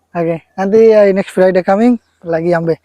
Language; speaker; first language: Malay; non-native, learner; Bangla